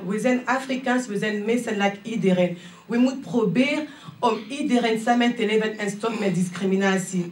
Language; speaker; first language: Dutch; non-native, learner; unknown